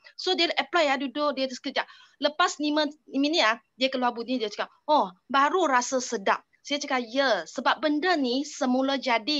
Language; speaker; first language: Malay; non-native, local second language; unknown